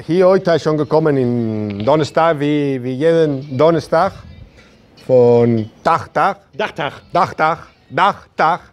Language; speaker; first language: German; non-native, learner; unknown